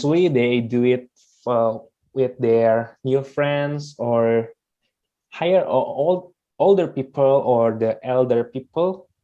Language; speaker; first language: English; non-native, fluent; Indonesian